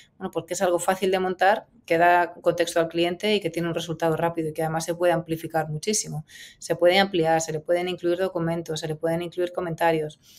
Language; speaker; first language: Spanish; native; Spanish